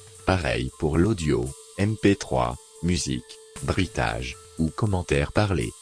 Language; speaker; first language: French; native; French